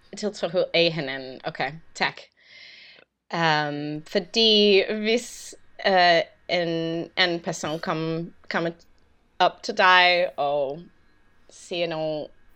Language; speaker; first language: Danish; non-native, learner; English